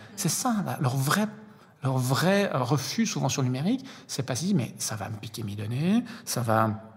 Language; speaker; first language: French; native; French